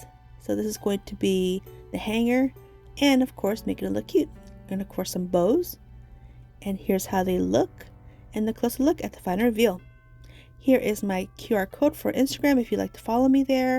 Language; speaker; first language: English; native; English